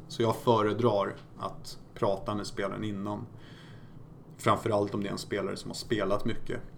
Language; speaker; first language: Swedish; early bilingual, other home language; Polish